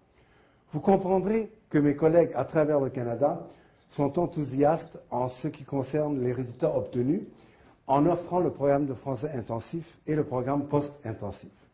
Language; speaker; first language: French; native; French